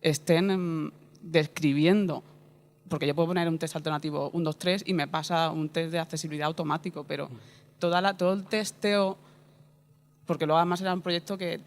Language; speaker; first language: Spanish; native; Spanish